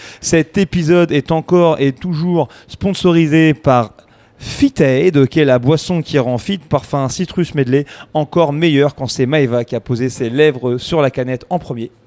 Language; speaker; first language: French; native; French